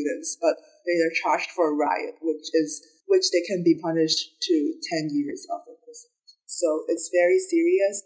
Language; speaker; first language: English; non-native, local second language; Cantonese